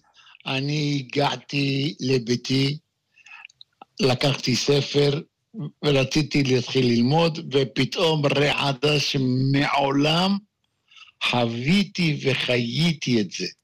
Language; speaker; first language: Hebrew; non-native, fluent; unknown